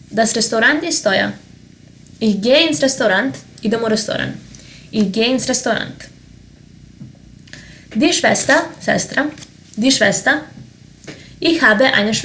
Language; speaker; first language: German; non-native, fluent; Serbian